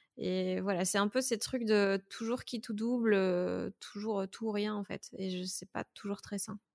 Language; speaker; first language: French; native; French